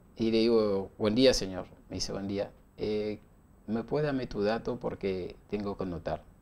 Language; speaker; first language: Spanish; non-native, learner; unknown